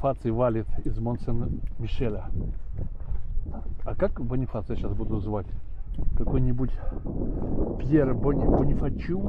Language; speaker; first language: Russian; native; Russian